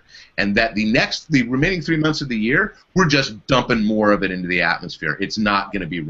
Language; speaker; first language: English; native; English